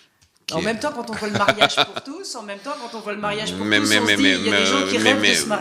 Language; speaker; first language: French; native; French